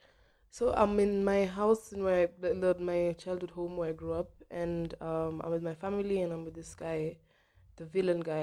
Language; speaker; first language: English; non-native, local second language; Swahili